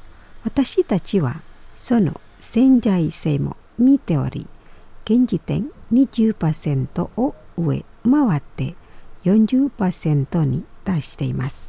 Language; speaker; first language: Japanese; non-native, fluent; Indonesian